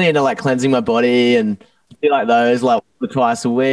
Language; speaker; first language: English; native; English